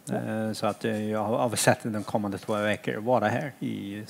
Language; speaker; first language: Swedish; non-native, fluent; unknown